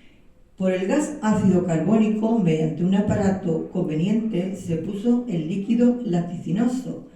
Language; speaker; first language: Spanish; native; Spanish